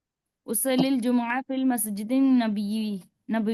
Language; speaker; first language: Arabic; non-native, learner; Urdu